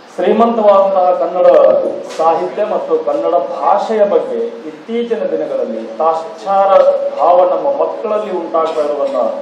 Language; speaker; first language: Kannada; native; Kannada